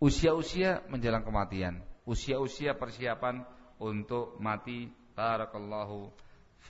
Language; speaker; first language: Indonesian; native; Indonesian